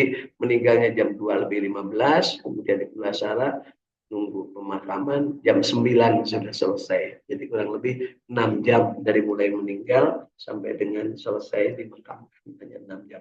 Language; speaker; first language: Indonesian; native; Indonesian